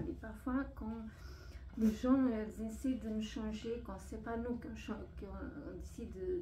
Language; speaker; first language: French; non-native, fluent; Portuguese